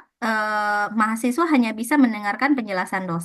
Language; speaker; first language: Indonesian; non-native, fluent; Japanese